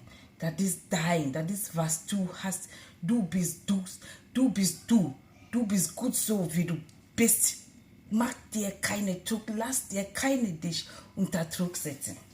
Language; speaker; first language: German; non-native, learner; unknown